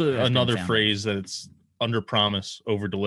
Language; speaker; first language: English; native; English